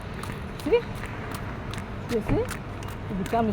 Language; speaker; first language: English; non-native, learner; Filipino